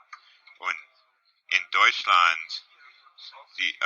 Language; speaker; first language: German; non-native, learner; English